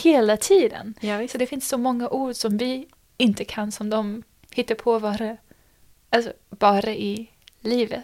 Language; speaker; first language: Swedish; non-native, fluent; English